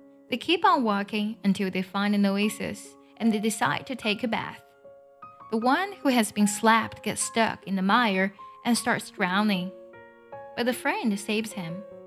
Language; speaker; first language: English; non-native, fluent; Chinese